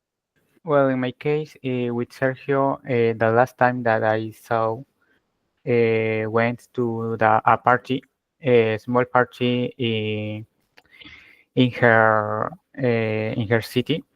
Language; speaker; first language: English; non-native, learner; Spanish